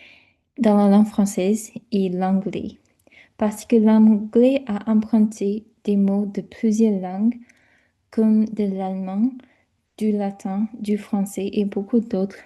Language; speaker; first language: French; non-native, fluent; English